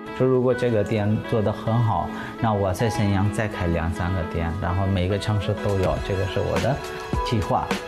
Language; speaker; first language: Chinese; non-native, fluent; Hindi